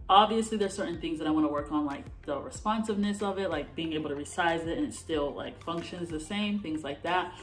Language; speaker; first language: English; native; English